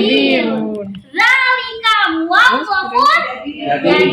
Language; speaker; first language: Arabic; non-native, fluent; Indonesian